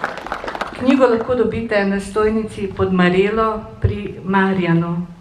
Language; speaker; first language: Slovenian; native; Slovenian